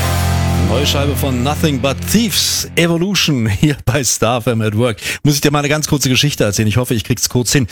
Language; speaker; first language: German; native; German